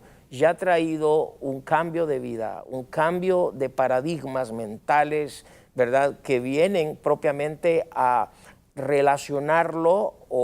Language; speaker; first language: Spanish; native; Spanish